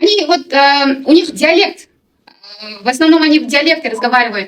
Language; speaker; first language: Russian; non-native, local second language; Kazakh